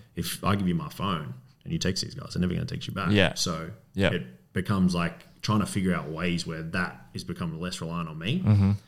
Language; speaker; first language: English; native; English